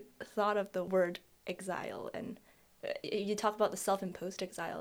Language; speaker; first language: English; non-native, local second language; Cantonese